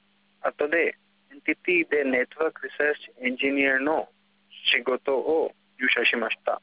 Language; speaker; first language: Japanese; non-native, learner; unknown